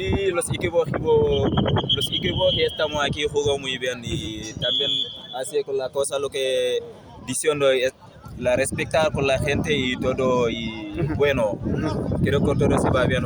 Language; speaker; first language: Spanish; non-native, learner; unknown